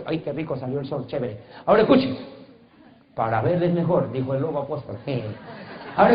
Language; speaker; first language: Spanish; native; Spanish